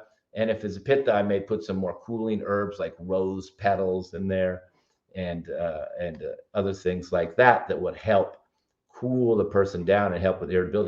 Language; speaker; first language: English; native; English